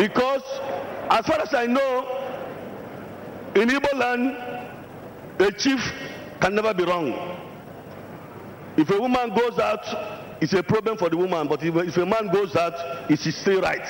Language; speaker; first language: English; non-native, local second language; Igbo